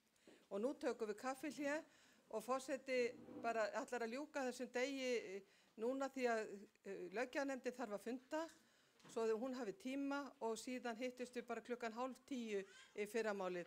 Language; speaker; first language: Icelandic; native; Icelandic